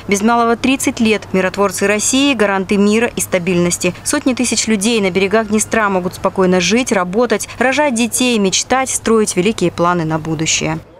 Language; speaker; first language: Russian; native; Russian